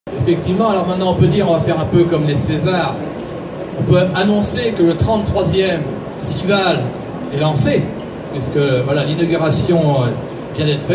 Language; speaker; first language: French; native; French